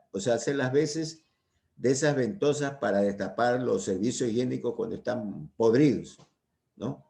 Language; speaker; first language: Spanish; native; Spanish